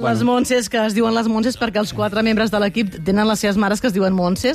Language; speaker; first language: Catalan; native; Catalan